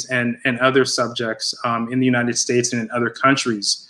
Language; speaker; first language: English; native; English